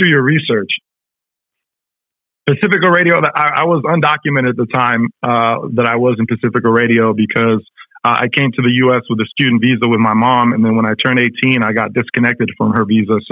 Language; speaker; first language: English; early bilingual, other home language; Spanish